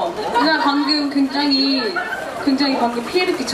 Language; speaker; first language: Korean; native; Korean